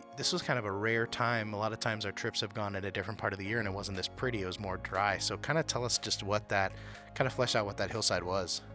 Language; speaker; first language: English; native; English